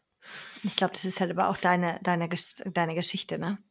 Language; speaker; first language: German; native; German